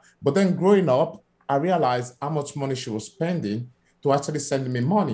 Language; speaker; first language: English; non-native, fluent; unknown